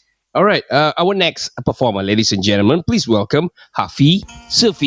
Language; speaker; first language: English; non-native, local second language; Malay